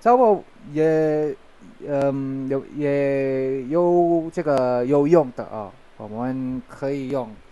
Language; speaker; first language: Chinese; non-native, learner; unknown